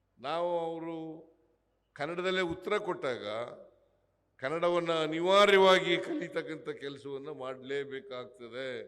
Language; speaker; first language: Kannada; native; Kannada